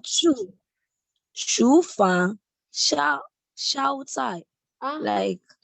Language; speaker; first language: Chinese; non-native, learner; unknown